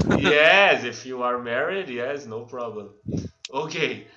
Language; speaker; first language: English; non-native, fluent; Portuguese